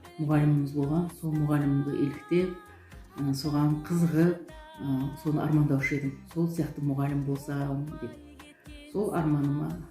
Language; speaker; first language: Kazakh; non-native, local second language; Uyghur